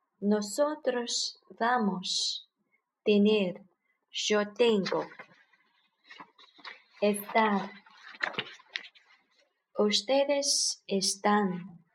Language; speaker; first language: Spanish; non-native, learner; Chinese